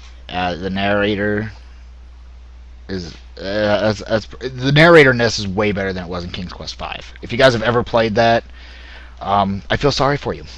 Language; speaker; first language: English; native; English